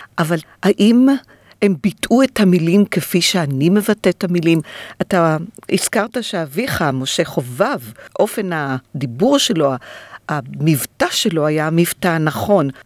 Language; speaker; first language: Hebrew; native; Hebrew